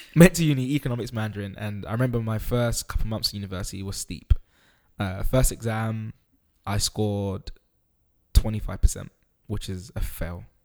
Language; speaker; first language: English; native; English